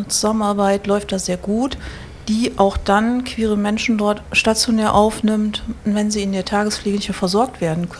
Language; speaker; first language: German; native; German